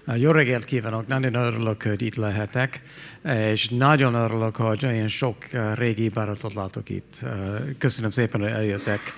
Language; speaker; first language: Hungarian; non-native, fluent; English